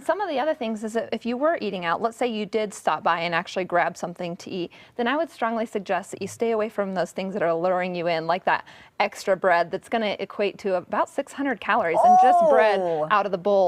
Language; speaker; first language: English; native; English